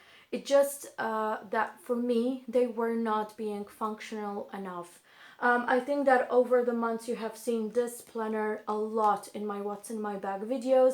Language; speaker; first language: English; non-native, fluent; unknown